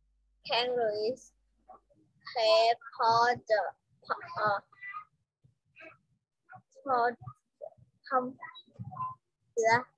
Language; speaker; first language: English; non-native, learner; Vietnamese